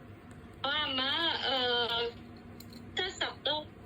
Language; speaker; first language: Cantonese; non-native, learner; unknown